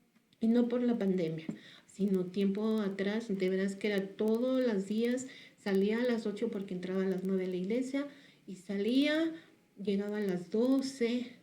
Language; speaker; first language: Spanish; native; Spanish